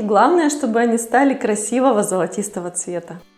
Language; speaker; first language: Russian; native; Russian